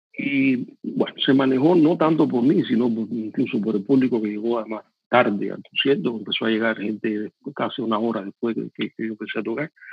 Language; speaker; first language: Spanish; native; Spanish